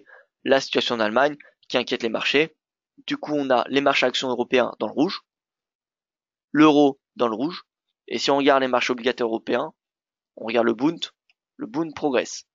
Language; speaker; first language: French; native; French